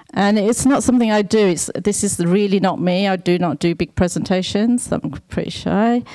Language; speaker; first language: English; native; English